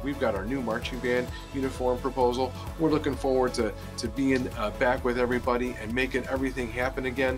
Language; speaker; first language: English; native; English